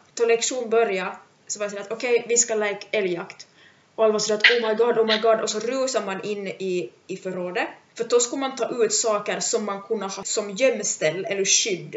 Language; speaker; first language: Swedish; native; Swedish